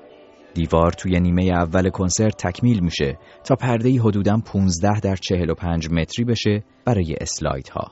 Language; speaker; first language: Persian; native; Persian